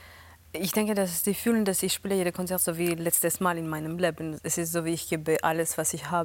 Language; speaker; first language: German; non-native, fluent; Georgian